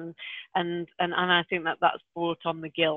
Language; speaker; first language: English; native; English